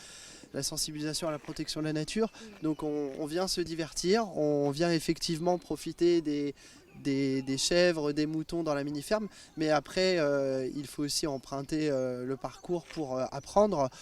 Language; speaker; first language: French; native; French